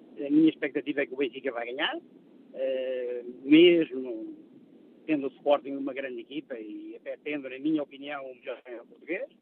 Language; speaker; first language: Portuguese; native; Portuguese